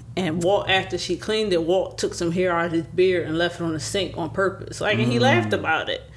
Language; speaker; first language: English; native; English